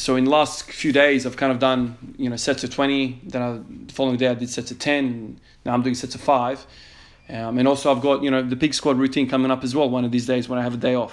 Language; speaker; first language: English; native; English